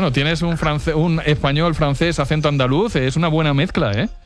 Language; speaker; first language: Spanish; native; Spanish